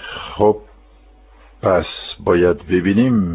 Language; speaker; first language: Persian; non-native, fluent; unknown